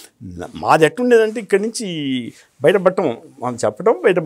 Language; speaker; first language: Telugu; native; Telugu